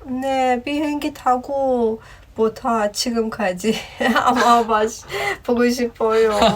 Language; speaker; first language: Korean; non-native, learner; Persian